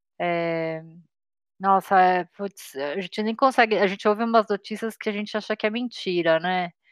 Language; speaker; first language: Portuguese; native; Portuguese